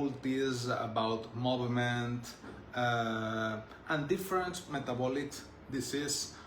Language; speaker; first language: English; non-native, learner; Spanish